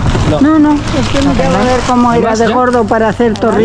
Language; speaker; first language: Spanish; native; Spanish